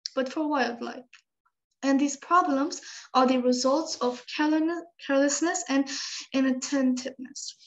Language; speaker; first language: English; non-native, fluent; Georgian